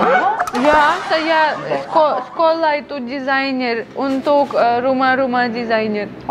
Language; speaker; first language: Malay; non-native, learner; Russian